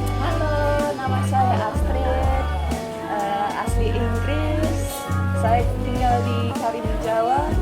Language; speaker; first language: Indonesian; non-native, fluent; English